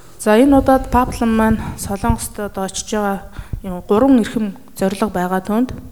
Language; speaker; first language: Mongolian; native; Mongolian